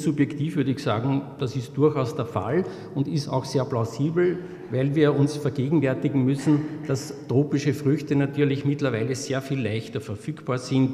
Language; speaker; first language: German; native; German